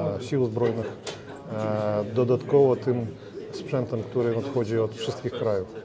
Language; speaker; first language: Polish; non-native, learner; Ukrainian